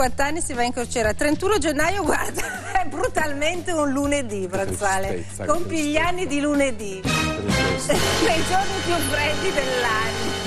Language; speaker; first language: Italian; native; Italian